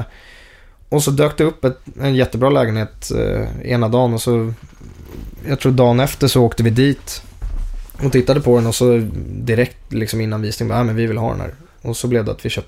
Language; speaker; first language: Swedish; native; Swedish